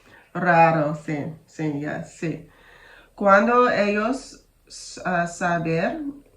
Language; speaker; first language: Spanish; non-native, learner; English